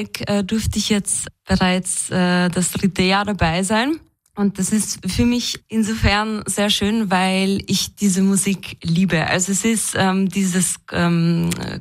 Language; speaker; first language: German; native; German